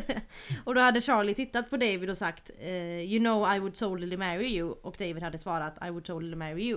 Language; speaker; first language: Swedish; native; Swedish